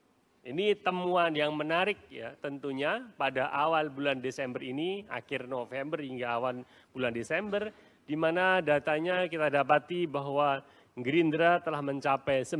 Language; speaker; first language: Indonesian; native; Indonesian